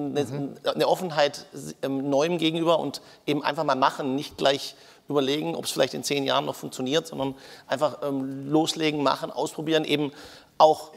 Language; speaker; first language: German; native; German